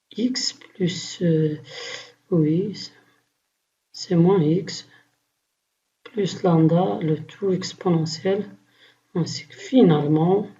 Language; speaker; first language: French; non-native, local second language; Arabic